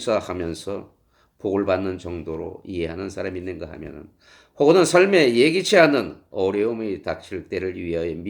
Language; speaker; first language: Korean; native; Korean